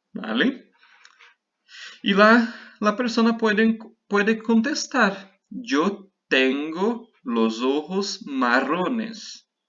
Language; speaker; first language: Spanish; non-native, fluent; Portuguese